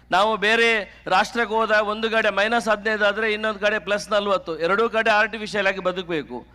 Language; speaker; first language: Kannada; native; Kannada